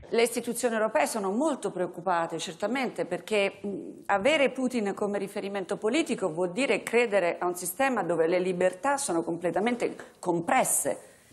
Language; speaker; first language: Italian; native; Italian